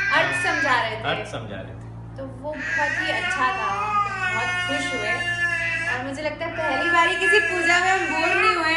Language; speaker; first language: Hindi; native; Hindi